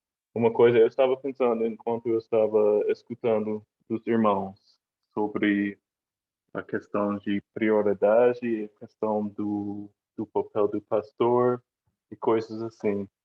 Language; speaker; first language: Portuguese; non-native, fluent; English